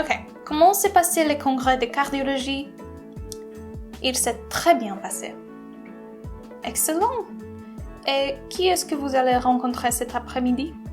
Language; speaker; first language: French; non-native, learner; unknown